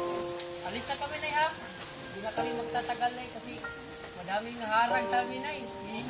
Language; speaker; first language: Filipino; non-native, local second language; Cebuano